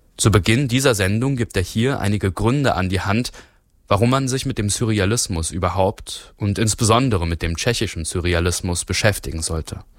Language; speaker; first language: German; native; German